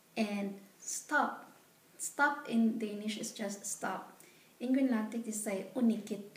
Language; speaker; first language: English; non-native, local second language; Filipino